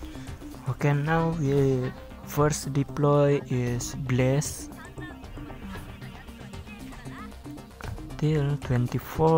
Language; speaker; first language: English; non-native, learner; Indonesian